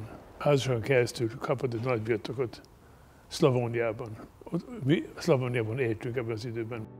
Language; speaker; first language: Hungarian; non-native, learner; German